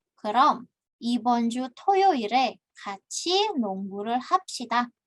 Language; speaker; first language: Korean; non-native, fluent; Indonesian